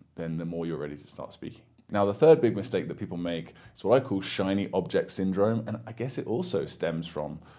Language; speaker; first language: English; native; English